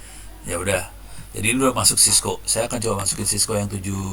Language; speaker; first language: Indonesian; native; Indonesian